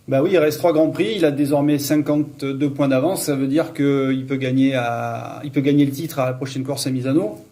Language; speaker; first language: French; native; French